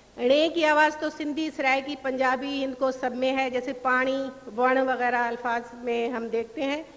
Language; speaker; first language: Urdu; non-native, local second language; Sindhi